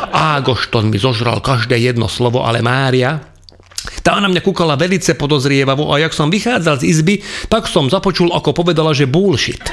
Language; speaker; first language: Slovak; non-native, local second language; Hungarian